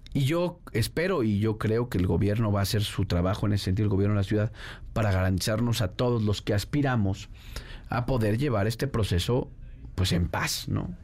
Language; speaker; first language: Spanish; native; Spanish